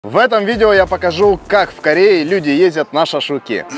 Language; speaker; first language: Russian; native; Russian